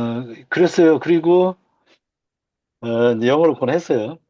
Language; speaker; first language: Korean; native; Korean